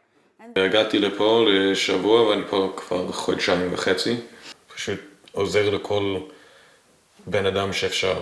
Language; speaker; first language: Hebrew; early bilingual, heritage; English